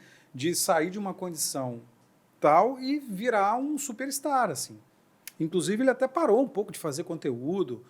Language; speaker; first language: Portuguese; native; Portuguese